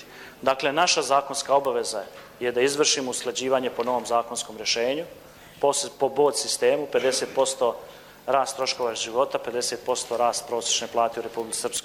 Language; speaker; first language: Croatian; native; Croatian